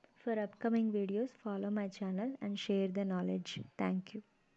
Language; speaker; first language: English; non-native, local second language; Telugu